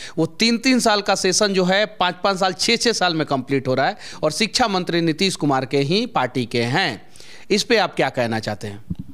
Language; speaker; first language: Hindi; native; Hindi